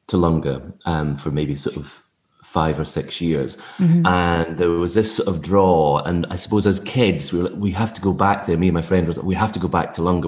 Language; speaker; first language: English; native; English